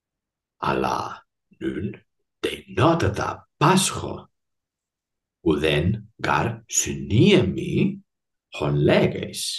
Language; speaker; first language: Greek; non-native, fluent; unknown